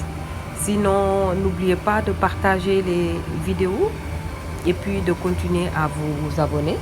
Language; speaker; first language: French; non-native, local second language; Wolof